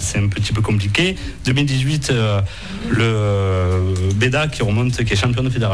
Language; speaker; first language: French; native; French